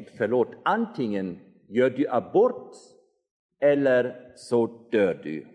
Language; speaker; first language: Swedish; non-native, fluent; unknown